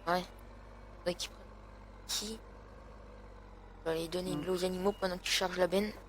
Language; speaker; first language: French; native; French